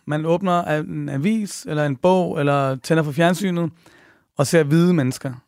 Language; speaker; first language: Danish; early bilingual, other home language; Persian